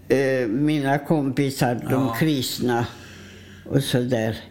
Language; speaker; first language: Swedish; non-native, fluent; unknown